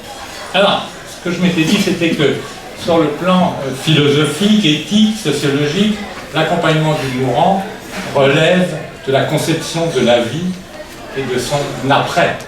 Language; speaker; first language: French; native; French